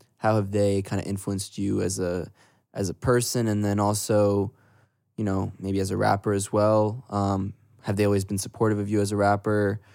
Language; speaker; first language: English; native; English